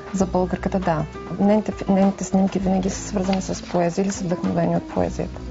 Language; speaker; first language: Bulgarian; native; Bulgarian